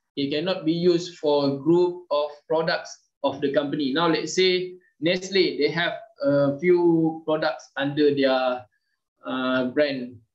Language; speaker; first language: English; non-native, local second language; Malay